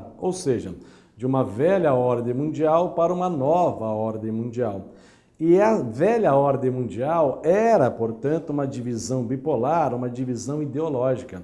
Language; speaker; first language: Portuguese; native; Portuguese